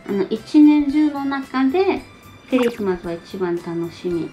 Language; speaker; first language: Japanese; non-native, fluent; Spanish